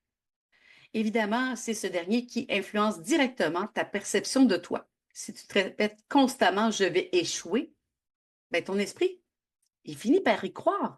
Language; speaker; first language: French; native; French